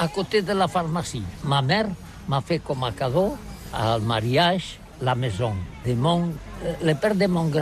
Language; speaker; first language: French; non-native, learner; Catalan